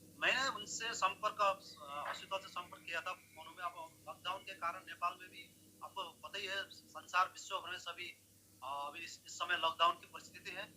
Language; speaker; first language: Hindi; non-native, local second language; Nepali